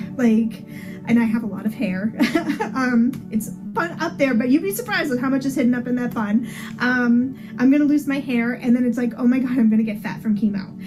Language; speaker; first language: English; native; English